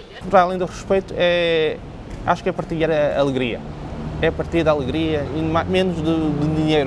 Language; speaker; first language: Portuguese; non-native, local second language; Cantonese